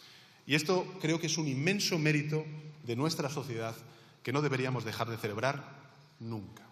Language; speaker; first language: Spanish; native; Spanish